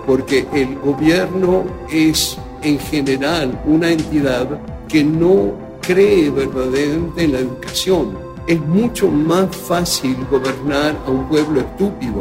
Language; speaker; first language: Spanish; native; Spanish